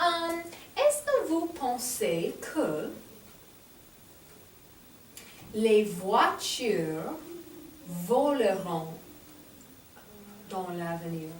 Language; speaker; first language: French; non-native, fluent; English